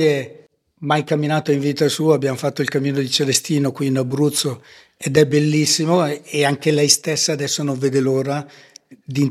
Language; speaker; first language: Italian; native; Italian